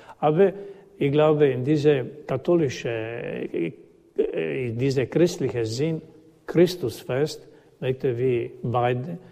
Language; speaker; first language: German; non-native, learner; Croatian